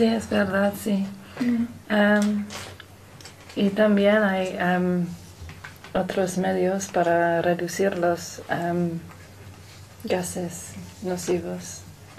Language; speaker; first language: Spanish; non-native, learner; English